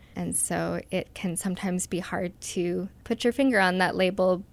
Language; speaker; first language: English; native; English